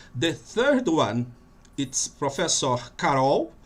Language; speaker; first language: English; non-native, fluent; Portuguese